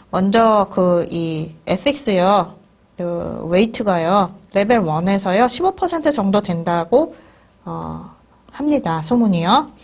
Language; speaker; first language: Korean; native; Korean